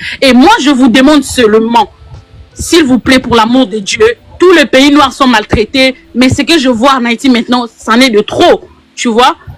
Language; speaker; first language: French; non-native, local second language; Lingala